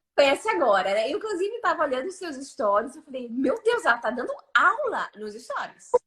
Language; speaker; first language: Portuguese; native; Portuguese